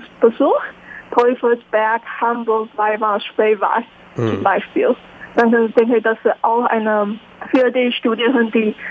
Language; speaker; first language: German; non-native, learner; Chinese